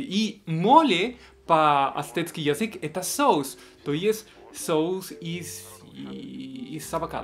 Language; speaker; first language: Russian; non-native, fluent; Spanish